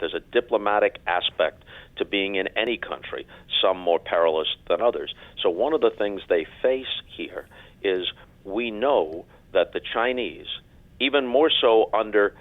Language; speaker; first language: English; native; English